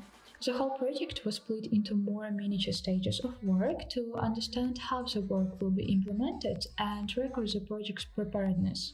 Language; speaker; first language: English; non-native, fluent; Ukrainian